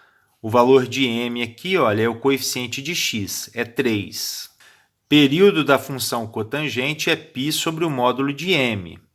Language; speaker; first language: Portuguese; native; Portuguese